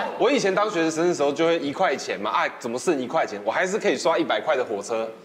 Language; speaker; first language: Chinese; native; Chinese